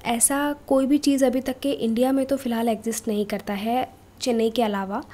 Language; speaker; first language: Hindi; non-native, local second language; Marathi